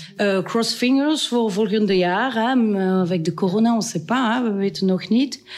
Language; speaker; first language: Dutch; non-native, local second language; French